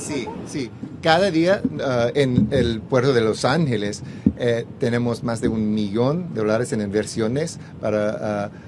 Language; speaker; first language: Spanish; early bilingual, heritage; English